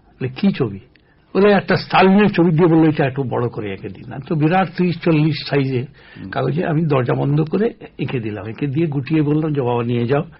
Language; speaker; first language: Bangla; native; Bangla